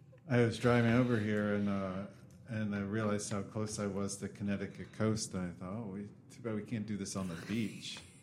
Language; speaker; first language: English; native; English